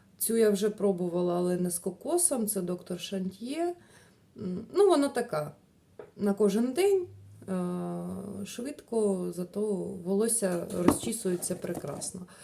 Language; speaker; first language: Ukrainian; non-native, local second language; Russian